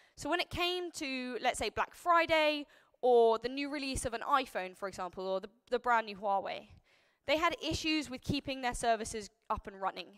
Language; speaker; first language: English; native; English